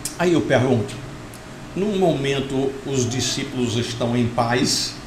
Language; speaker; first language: Portuguese; non-native, fluent; English